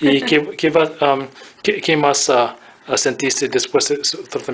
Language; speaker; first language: Spanish; non-native, learner; English